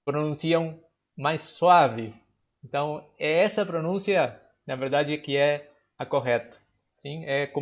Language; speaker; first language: Portuguese; non-native, fluent; Spanish